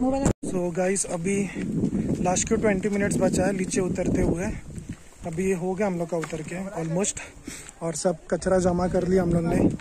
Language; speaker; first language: Hindi; native; Hindi